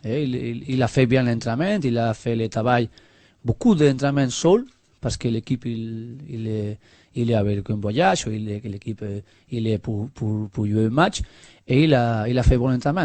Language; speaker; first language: French; non-native, learner; Spanish